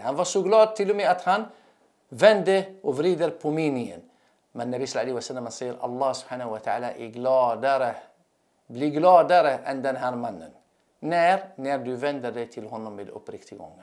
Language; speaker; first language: Swedish; non-native, fluent; Arabic